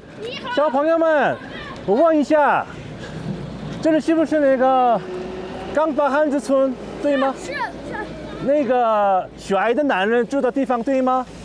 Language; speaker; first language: Chinese; non-native, fluent; Korean